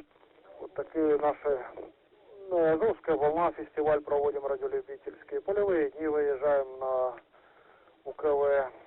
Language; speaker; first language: Russian; native; Russian